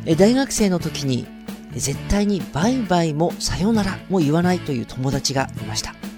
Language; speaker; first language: Japanese; native; Japanese